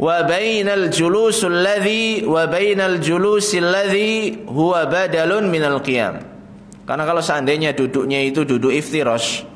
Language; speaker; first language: Indonesian; native; Indonesian